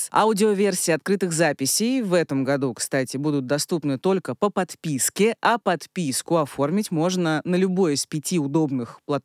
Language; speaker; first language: Russian; native; Russian